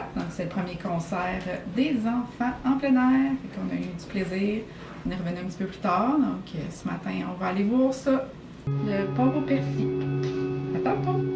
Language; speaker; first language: French; native; French